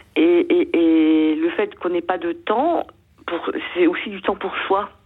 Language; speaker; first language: French; native; French